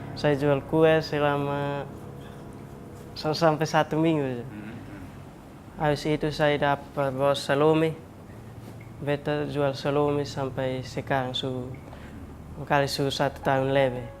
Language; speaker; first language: Indonesian; non-native, local second language; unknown